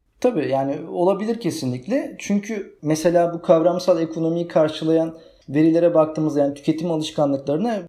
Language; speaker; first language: Turkish; native; Turkish